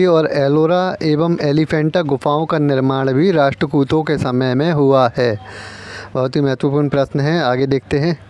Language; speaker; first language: Hindi; native; Hindi